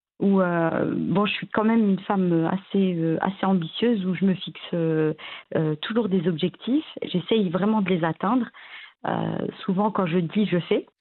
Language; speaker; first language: French; early bilingual, other home language; Arabic